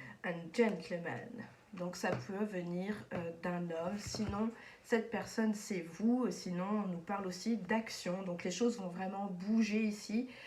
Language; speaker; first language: French; native; French